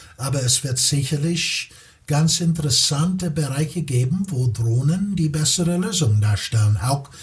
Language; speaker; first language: German; non-native, fluent; English